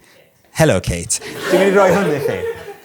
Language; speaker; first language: Welsh; non-native, local second language; English